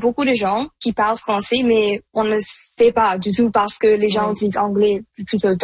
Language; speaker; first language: French; non-native, local second language; Punjabi